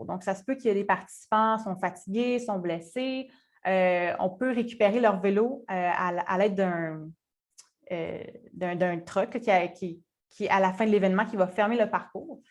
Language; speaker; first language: French; native; French